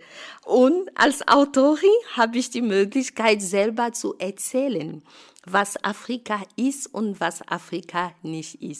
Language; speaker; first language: German; non-native, fluent; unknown